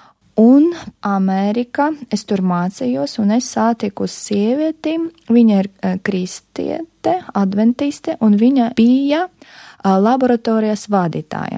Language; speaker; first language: Latvian; non-native, local second language; Russian